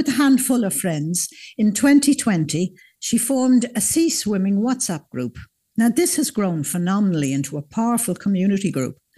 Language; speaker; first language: English; native; English